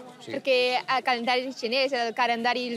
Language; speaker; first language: Catalan; non-native, learner; Chinese